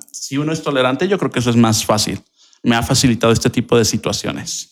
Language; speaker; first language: Spanish; native; Spanish